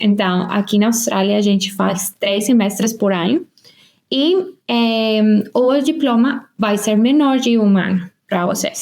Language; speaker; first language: Portuguese; non-native, fluent; Spanish